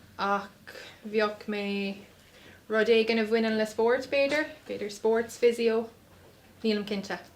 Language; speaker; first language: Irish; non-native, local second language; English